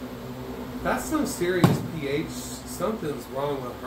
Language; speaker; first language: English; native; English